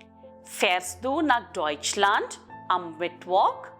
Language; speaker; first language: German; non-native, fluent; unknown